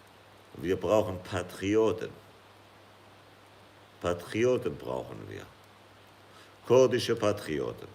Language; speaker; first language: German; non-native, fluent; Kurdish